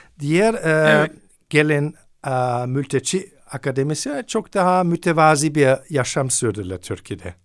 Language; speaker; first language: Turkish; non-native, fluent; German